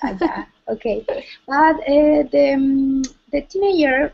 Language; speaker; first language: English; non-native, learner; Spanish